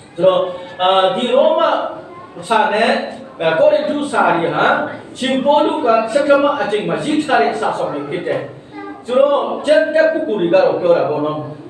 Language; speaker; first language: Burmese; non-native, local second language; Hakha Chin